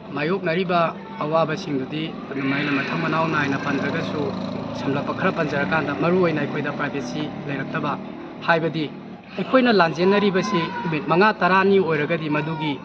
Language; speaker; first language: Manipuri; native; Manipuri